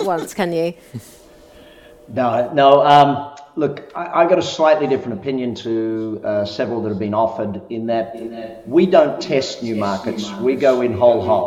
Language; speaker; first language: English; native; English